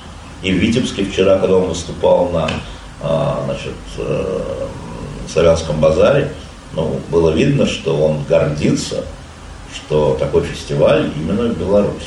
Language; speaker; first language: Russian; native; Russian